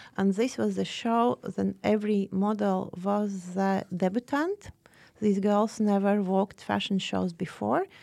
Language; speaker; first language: English; non-native, fluent; Latvian